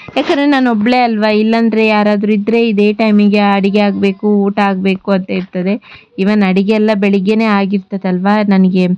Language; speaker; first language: Kannada; non-native, local second language; Tulu